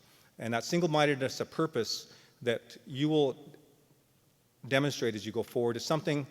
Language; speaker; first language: English; native; English